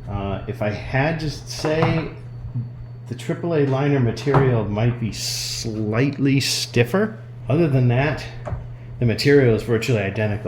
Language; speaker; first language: English; native; English